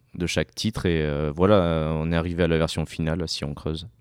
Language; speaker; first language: French; native; French